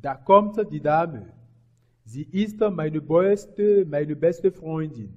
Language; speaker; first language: German; non-native, fluent; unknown